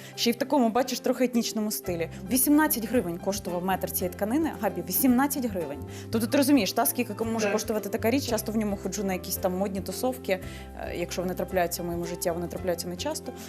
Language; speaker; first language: Ukrainian; native; Ukrainian